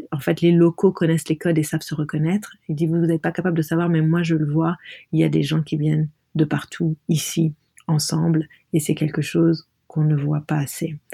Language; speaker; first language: French; non-native, local second language; Arabic